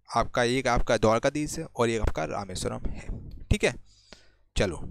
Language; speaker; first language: Hindi; native; Hindi